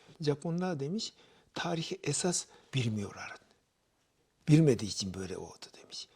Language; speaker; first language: Turkish; non-native, fluent; Japanese